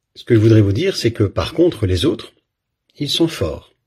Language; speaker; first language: French; native; French